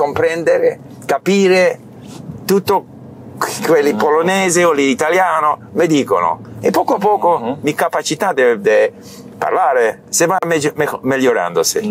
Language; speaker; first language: Italian; non-native, learner; English